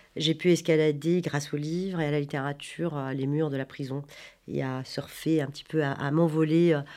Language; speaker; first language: French; non-native, local second language; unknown